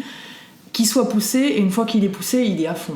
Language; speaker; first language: French; native; French